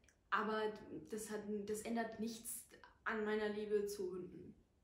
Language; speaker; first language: German; native; German